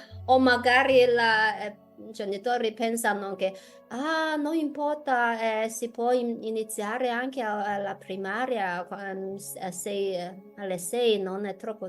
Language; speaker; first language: Italian; non-native, fluent; Chinese